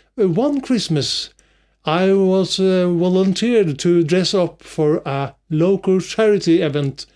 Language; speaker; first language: English; non-native, fluent; Norwegian